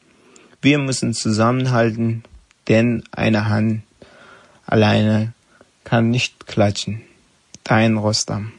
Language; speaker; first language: German; non-native, learner; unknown